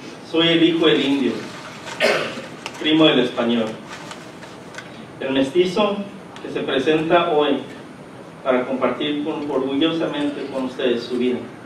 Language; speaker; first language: Spanish; early bilingual, heritage; Spanish